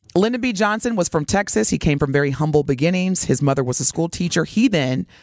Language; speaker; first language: English; native; English